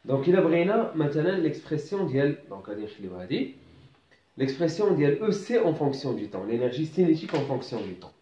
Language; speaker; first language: French; non-native, local second language; Arabic